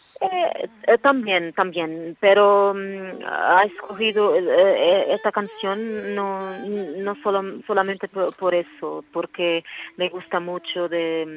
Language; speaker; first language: Spanish; non-native, learner; Portuguese